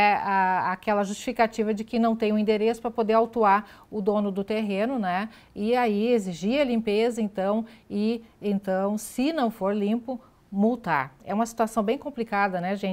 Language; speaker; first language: Portuguese; native; Portuguese